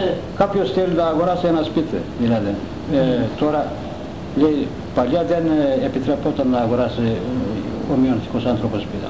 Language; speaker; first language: Greek; non-native, local second language; Turkish